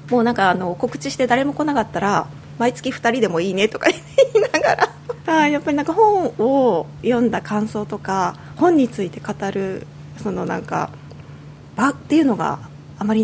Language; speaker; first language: Japanese; native; Japanese